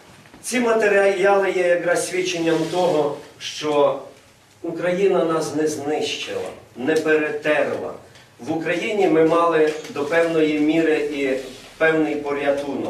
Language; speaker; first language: Ukrainian; native; Ukrainian